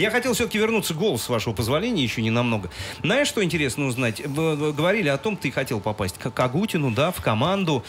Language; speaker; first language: Russian; native; Russian